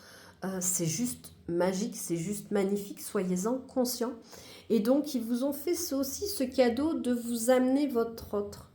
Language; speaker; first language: French; native; French